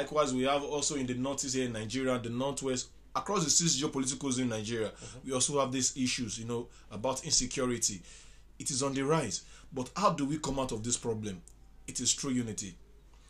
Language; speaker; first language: English; non-native, local second language; Yoruba